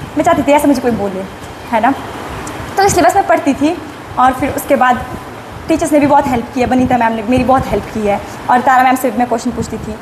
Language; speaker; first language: Hindi; native; Hindi